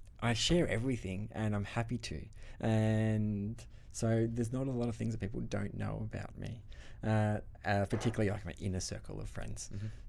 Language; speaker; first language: English; native; English